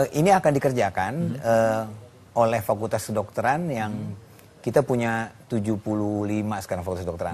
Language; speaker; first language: Indonesian; native; Indonesian